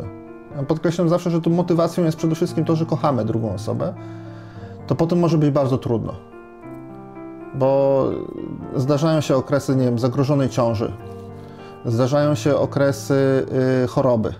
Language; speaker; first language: Polish; native; Polish